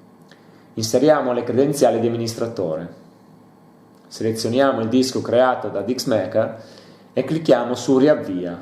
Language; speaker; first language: Italian; native; Italian